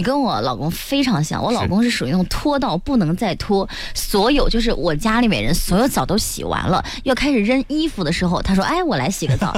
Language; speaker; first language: Chinese; native; Chinese